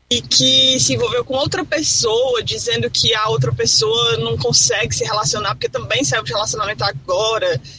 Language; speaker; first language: Portuguese; native; Portuguese